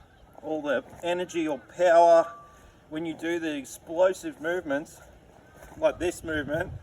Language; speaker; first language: English; native; English